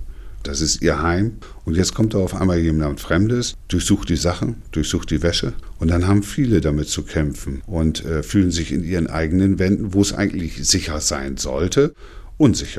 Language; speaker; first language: German; native; German